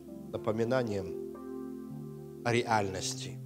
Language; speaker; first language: Russian; native; Russian